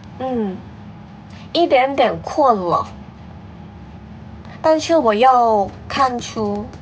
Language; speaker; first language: Chinese; non-native, learner; Thai